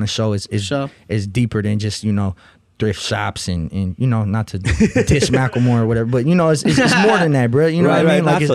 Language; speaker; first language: English; non-native, fluent; Russian